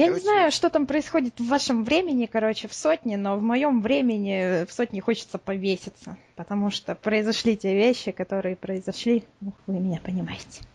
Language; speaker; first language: Russian; native; Russian